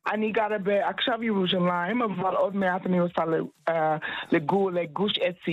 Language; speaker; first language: Hebrew; non-native, learner; English